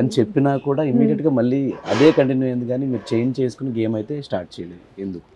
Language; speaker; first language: Telugu; native; Telugu